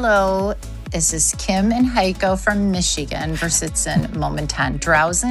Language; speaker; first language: German; non-native, learner; English